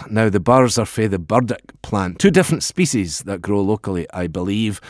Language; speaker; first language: English; native; English